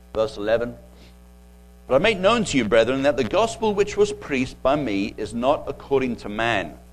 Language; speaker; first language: English; native; English